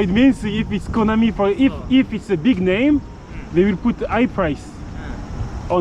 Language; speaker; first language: English; non-native, learner; French